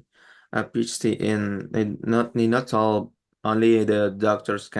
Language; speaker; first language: English; non-native, learner; Spanish